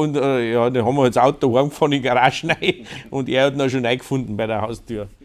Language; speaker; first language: German; native; German